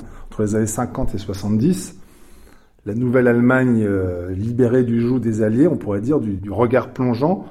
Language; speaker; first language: French; native; French